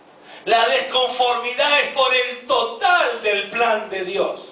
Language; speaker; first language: Spanish; native; Spanish